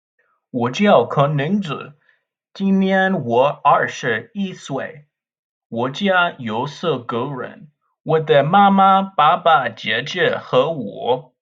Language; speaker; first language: Chinese; non-native, learner; English